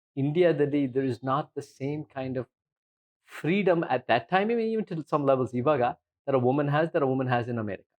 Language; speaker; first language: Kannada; early bilingual, heritage; Kannada